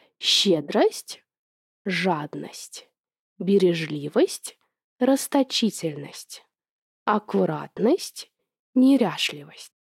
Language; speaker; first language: Russian; native; Russian